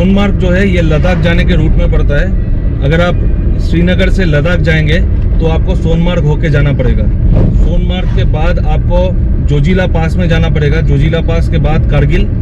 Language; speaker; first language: Hindi; non-native, local second language; Bangla